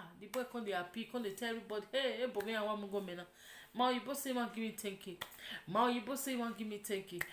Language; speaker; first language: Nigerian Pidgin; non-native, local second language; Yoruba